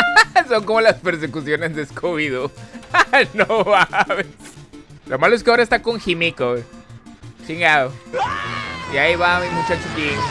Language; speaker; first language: Spanish; native; Spanish